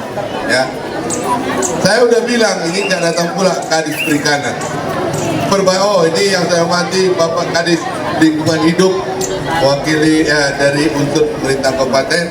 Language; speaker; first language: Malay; non-native, local second language; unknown